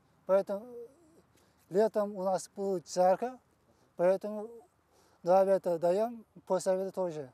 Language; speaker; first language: Russian; non-native, learner; Uzbek